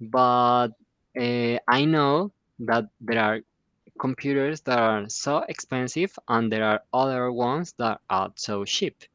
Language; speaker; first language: English; non-native, fluent; Spanish